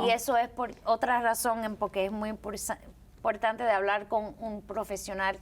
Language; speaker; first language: Spanish; early bilingual, heritage; Spanish